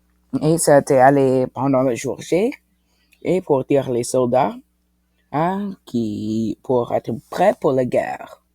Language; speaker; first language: French; non-native, local second language; English